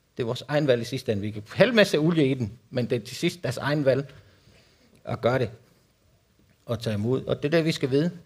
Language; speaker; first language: Danish; non-native, fluent; Spanish